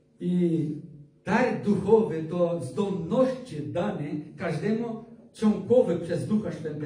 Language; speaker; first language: Polish; non-native, learner; Portuguese